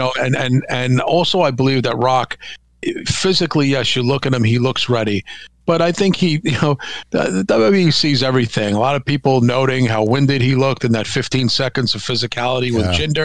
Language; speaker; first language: English; native; English